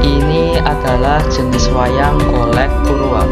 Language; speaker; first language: Indonesian; native; Indonesian